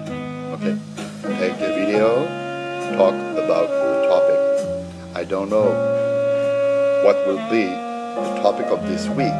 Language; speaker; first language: English; non-native, learner; French